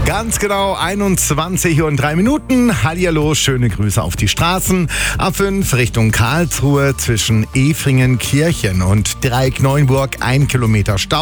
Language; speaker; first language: German; native; German